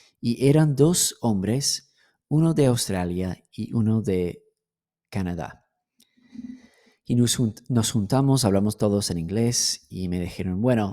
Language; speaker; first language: Spanish; non-native, fluent; English